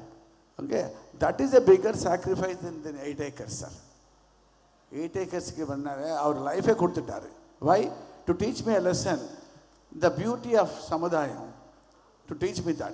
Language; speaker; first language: Tamil; non-native, learner; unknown